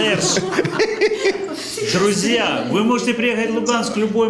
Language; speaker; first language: Russian; native; Russian